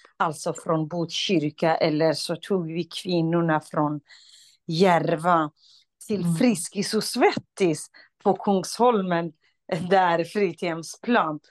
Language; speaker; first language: Swedish; non-native, fluent; Kurdish